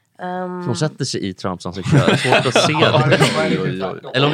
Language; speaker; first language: Swedish; native; Swedish